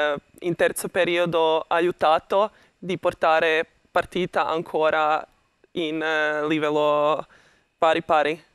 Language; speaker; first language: Italian; non-native, learner; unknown